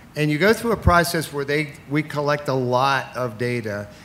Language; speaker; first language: English; native; English